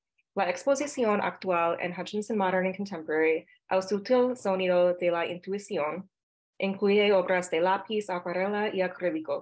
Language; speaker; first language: Spanish; non-native, fluent; English